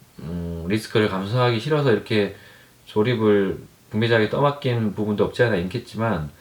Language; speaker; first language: Korean; native; Korean